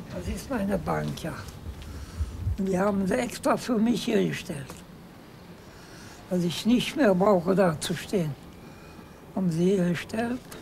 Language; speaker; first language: Dutch; non-native, local second language; German